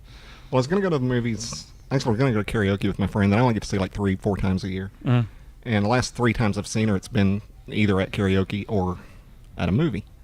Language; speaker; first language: English; native; English